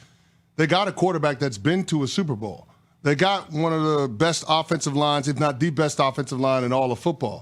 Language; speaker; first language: English; native; English